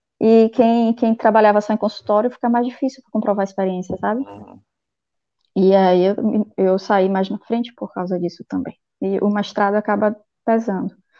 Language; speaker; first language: Portuguese; native; Portuguese